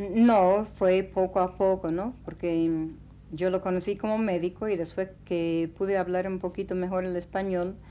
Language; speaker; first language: Spanish; non-native, fluent; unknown